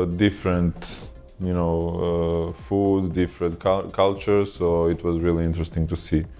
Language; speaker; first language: English; non-native, fluent; Croatian